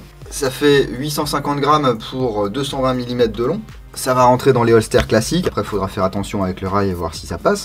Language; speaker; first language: French; native; French